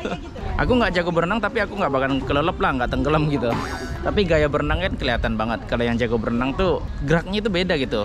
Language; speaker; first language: Indonesian; native; Indonesian